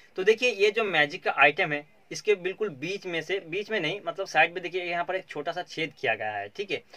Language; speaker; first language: Hindi; non-native, local second language; Bangla